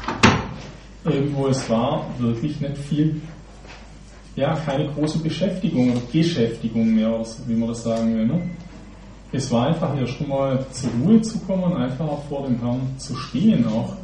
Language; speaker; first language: German; native; German